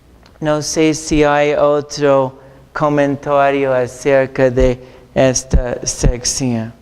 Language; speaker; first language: Spanish; non-native, fluent; English